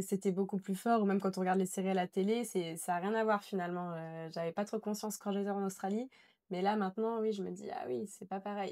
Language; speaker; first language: French; native; French